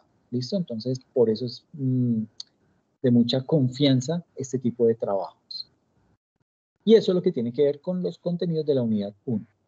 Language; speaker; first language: Spanish; native; Spanish